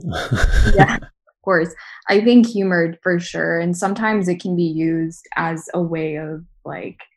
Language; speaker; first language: English; native; English